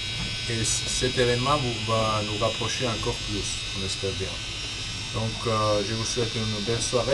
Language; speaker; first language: French; non-native, fluent; Georgian